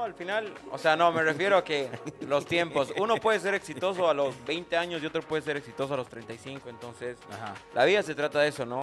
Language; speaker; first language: Spanish; native; Spanish